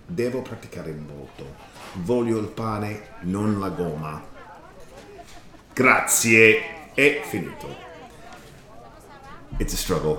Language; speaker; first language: Italian; non-native, learner; English